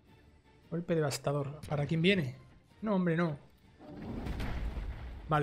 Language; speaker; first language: Spanish; native; Spanish